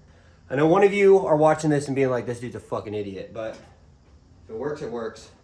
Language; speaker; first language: English; native; English